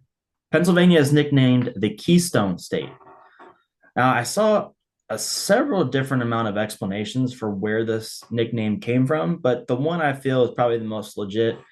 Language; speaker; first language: English; native; English